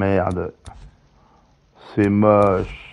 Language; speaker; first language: French; native; French